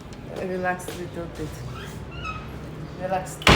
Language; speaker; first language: English; non-native, learner; Russian